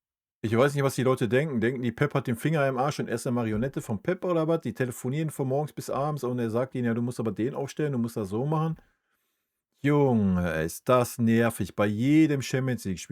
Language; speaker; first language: German; native; German